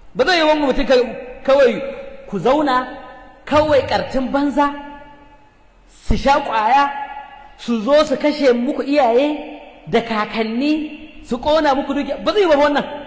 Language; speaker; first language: Hausa; native; Hausa